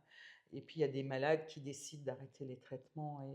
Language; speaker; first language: French; native; French